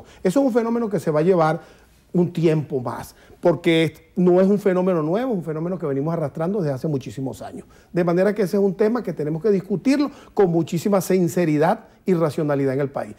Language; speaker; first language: Spanish; native; Spanish